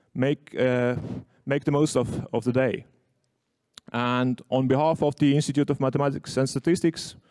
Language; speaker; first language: English; non-native, fluent; Estonian